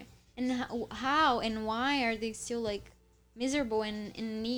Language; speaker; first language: English; non-native, fluent; Portuguese